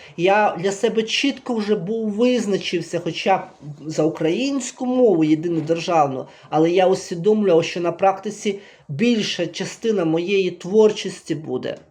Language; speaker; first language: Ukrainian; native; Ukrainian